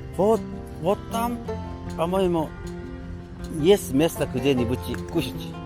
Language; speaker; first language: Russian; non-native, learner; Korean